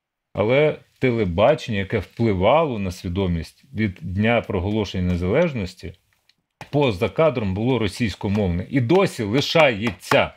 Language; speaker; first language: Ukrainian; native; Ukrainian